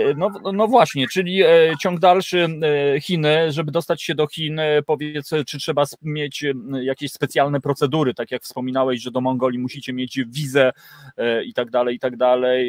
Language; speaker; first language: Polish; native; Polish